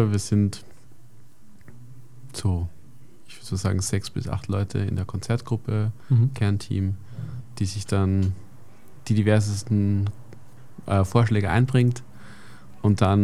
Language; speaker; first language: German; native; German